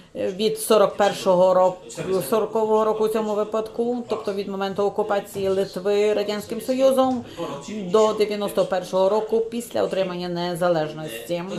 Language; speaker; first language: Ukrainian; non-native, fluent; Polish